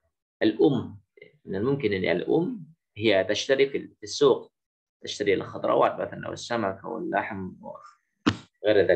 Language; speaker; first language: Arabic; non-native, fluent; Indonesian